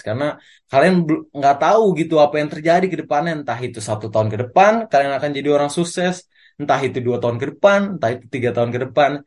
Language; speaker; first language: Indonesian; native; Indonesian